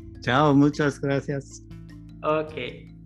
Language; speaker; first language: Spanish; non-native, learner; English